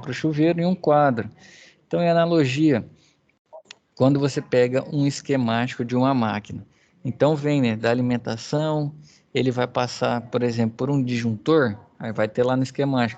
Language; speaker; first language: Portuguese; native; Portuguese